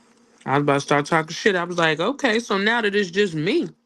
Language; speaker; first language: English; native; English